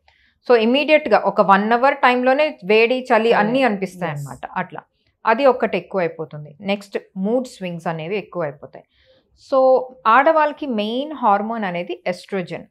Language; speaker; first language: Telugu; native; Telugu